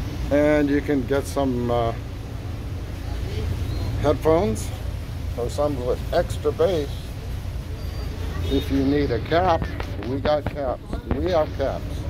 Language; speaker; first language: English; native; English